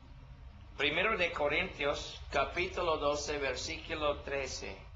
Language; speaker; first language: Spanish; non-native, learner; English